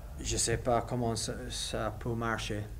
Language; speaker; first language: French; non-native, learner; English